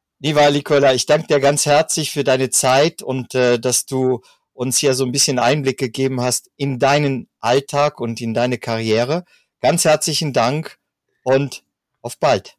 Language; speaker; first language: German; native; German